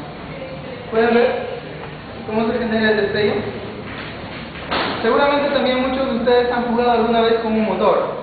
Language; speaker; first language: Spanish; native; Spanish